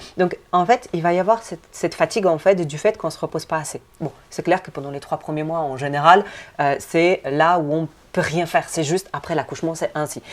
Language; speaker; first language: French; non-native, fluent; Polish